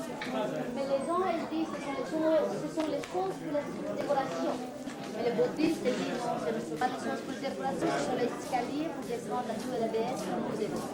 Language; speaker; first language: French; non-native, fluent; Nepali